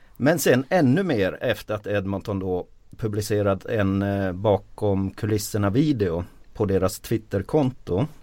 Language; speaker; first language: Swedish; early bilingual, other home language; Finnish